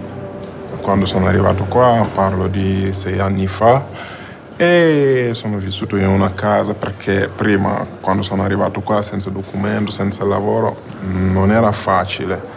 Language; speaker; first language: Italian; non-native, fluent; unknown